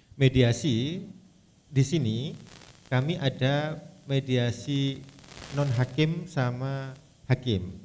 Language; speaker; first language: Indonesian; native; Indonesian